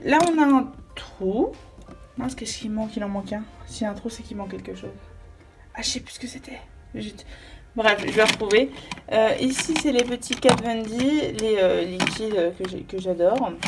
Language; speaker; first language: French; native; French